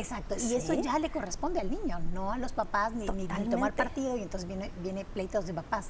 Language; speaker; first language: Spanish; native; Spanish